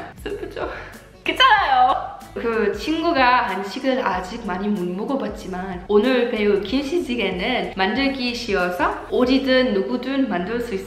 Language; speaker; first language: Korean; non-native, fluent; German